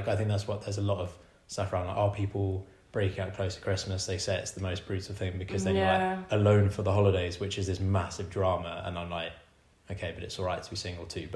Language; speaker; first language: English; native; English